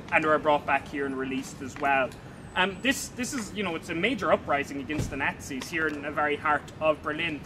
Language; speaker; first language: English; native; English